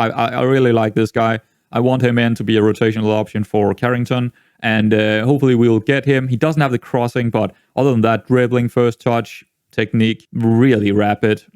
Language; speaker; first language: English; non-native, fluent; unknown